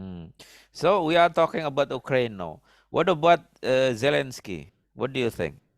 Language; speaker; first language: English; non-native, learner; Indonesian